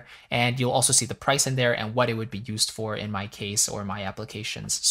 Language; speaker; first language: English; native; English